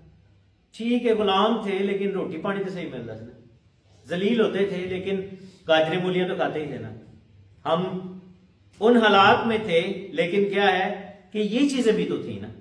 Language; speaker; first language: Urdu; non-native, local second language; Punjabi